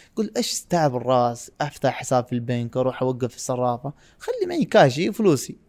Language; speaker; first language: Arabic; non-native, fluent; Urdu